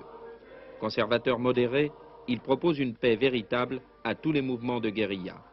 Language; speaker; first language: French; native; French